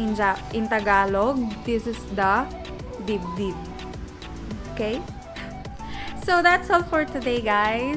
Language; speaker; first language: English; non-native, local second language; Filipino